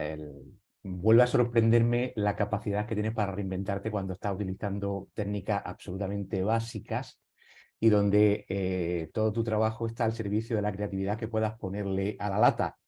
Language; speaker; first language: Spanish; native; Spanish